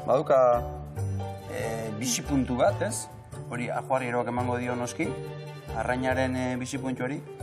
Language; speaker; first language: Basque; native; Basque